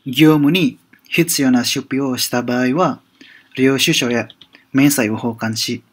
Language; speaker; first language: Japanese; non-native, fluent; Indonesian